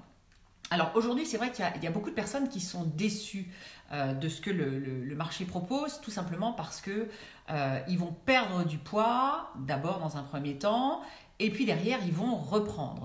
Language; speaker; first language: French; native; French